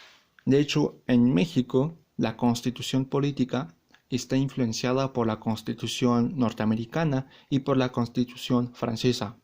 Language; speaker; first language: Spanish; native; Spanish